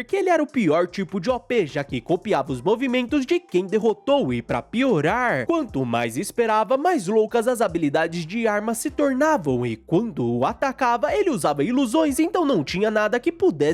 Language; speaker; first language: Portuguese; native; Portuguese